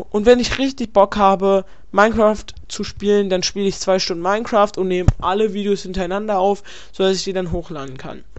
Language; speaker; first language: German; native; German